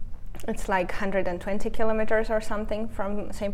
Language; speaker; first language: English; non-native, fluent; Russian